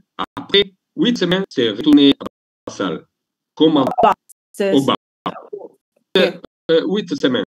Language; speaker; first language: French; non-native, learner; Italian